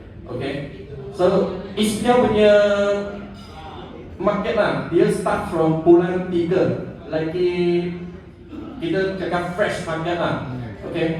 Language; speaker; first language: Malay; non-native, local second language; Chinese